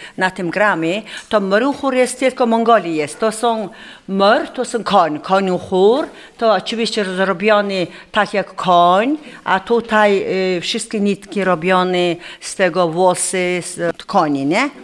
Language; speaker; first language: Polish; non-native, learner; Mongolian